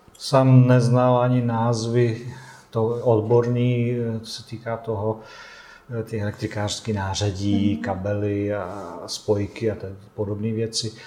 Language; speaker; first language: Czech; non-native, fluent; Bosnian